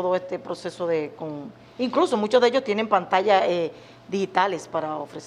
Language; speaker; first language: Spanish; native; Spanish